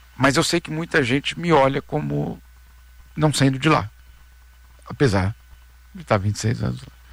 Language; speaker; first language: Portuguese; native; Portuguese